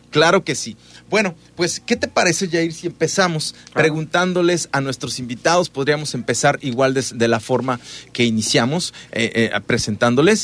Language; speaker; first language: Spanish; native; Spanish